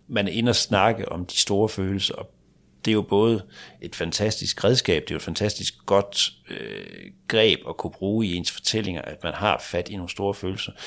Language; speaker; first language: Danish; native; Danish